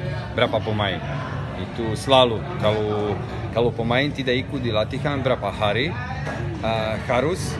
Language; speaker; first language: Indonesian; non-native, learner; Serbian